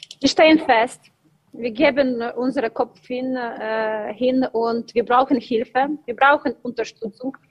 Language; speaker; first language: German; non-native, learner; Ukrainian